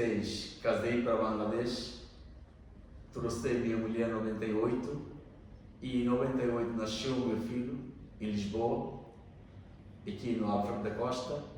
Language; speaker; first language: Portuguese; non-native, learner; Bangla